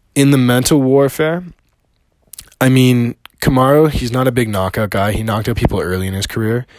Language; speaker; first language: English; native; English